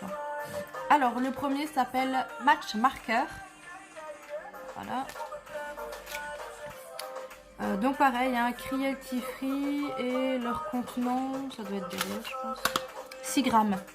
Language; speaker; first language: French; native; French